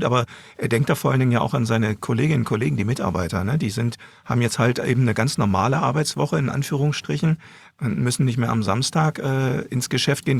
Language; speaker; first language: German; native; German